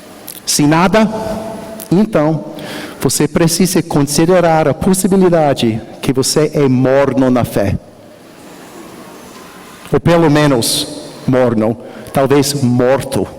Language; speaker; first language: Portuguese; non-native, learner; English